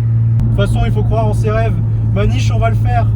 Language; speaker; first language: French; native; French